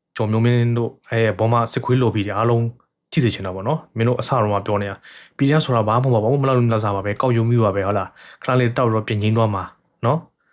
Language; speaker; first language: Burmese; native; Burmese